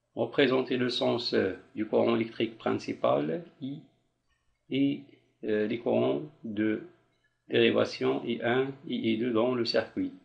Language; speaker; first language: French; non-native, local second language; Arabic